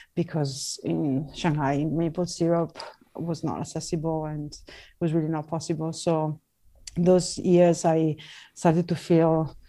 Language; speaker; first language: English; non-native, fluent; Italian